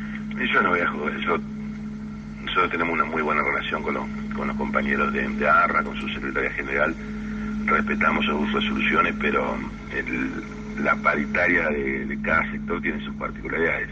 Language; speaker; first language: Spanish; native; Spanish